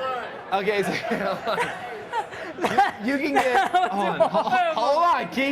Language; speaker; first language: English; native; English